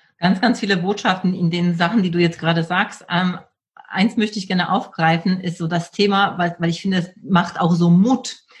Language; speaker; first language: German; native; German